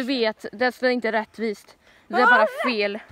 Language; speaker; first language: Swedish; native; Swedish